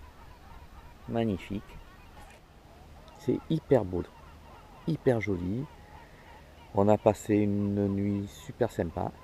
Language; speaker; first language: French; native; French